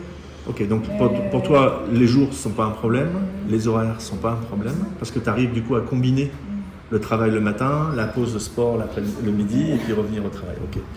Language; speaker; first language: French; native; French